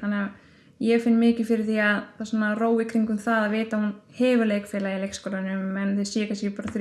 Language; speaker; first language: Icelandic; native; Icelandic